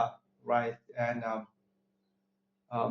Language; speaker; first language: English; non-native, learner; Vietnamese